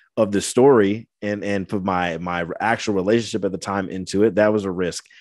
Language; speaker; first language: English; native; English